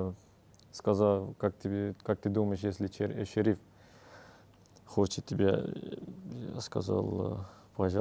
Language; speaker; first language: Russian; non-native, learner; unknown